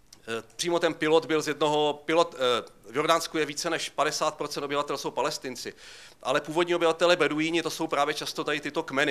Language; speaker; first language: Czech; native; Czech